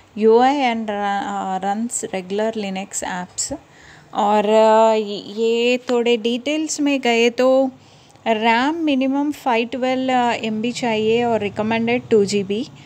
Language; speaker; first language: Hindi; non-native, local second language; Telugu